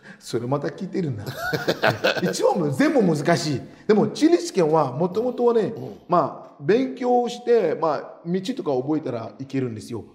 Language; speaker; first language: Japanese; non-native, fluent; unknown